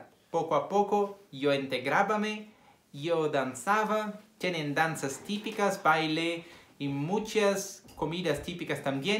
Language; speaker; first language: Spanish; non-native, fluent; Portuguese